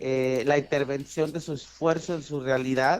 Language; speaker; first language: Spanish; native; Spanish